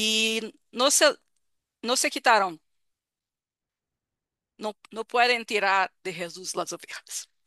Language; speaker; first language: Spanish; non-native, fluent; Portuguese